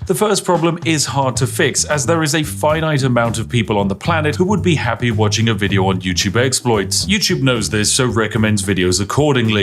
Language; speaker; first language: English; native; English